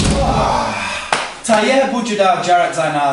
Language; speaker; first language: Chinese; non-native, learner; English